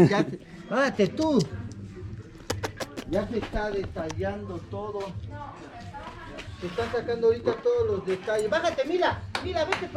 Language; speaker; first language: Spanish; native; Spanish